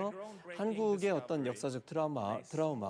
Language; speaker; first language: Korean; native; Korean